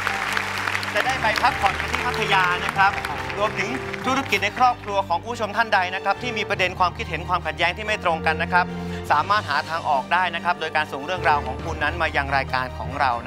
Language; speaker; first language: Thai; native; Thai